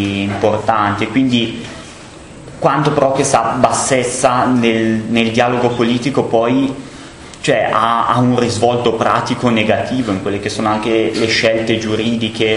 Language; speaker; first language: Italian; native; Italian